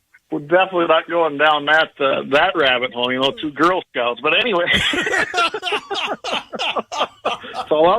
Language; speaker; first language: English; native; English